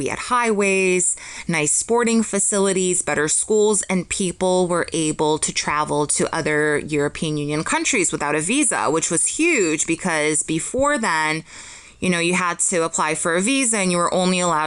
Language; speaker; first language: English; early bilingual, other home language; Polish